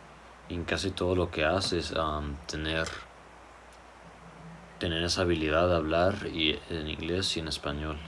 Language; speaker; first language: Spanish; early bilingual, heritage; Spanish